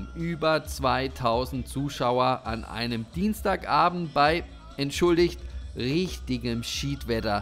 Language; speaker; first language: German; native; German